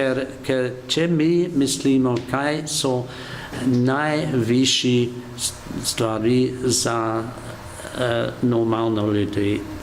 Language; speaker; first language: Slovenian; non-native, learner; English